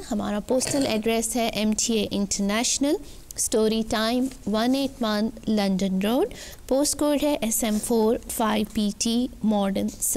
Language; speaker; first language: Urdu; native; Urdu